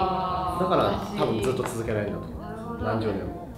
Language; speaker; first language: Japanese; native; Japanese